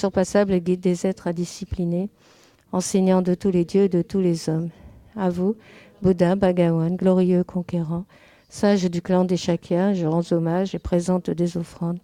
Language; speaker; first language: French; native; French